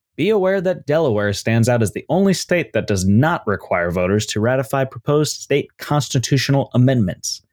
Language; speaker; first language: English; native; English